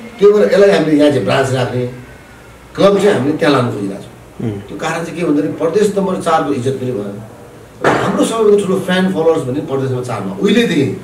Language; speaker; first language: Nepali; non-native, local second language; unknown